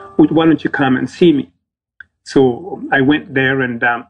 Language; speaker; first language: English; non-native, fluent; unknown